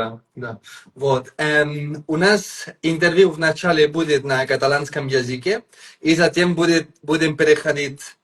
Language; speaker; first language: Russian; non-native, fluent; Catalan